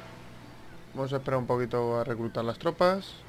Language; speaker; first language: Spanish; native; Spanish